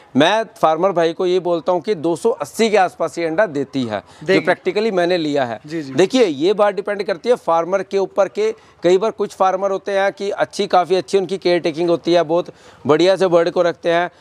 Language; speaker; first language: Hindi; native; Hindi